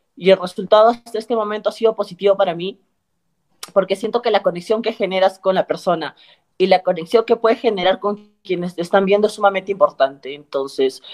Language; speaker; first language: Spanish; native; Spanish